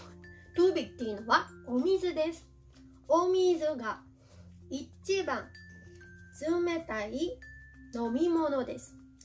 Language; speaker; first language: Japanese; non-native, fluent; Filipino